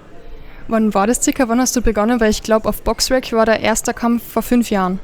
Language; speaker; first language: German; native; German